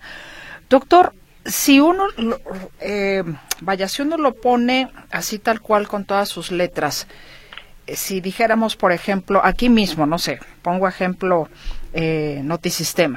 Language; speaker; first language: Spanish; native; Spanish